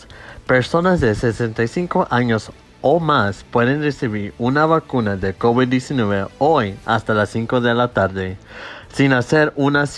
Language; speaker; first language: Spanish; early bilingual, heritage; Spanish